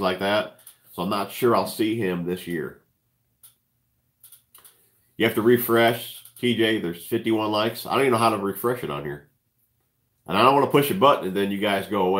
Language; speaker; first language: English; native; English